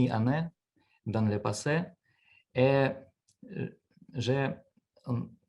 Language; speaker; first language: French; non-native, learner; Russian